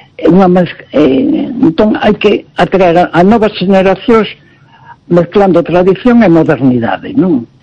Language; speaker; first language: Galician; non-native, local second language; Spanish